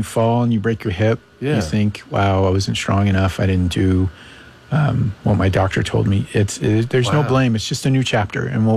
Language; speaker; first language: English; non-native, local second language; Persian